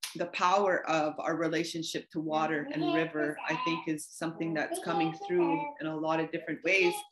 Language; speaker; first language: English; native; English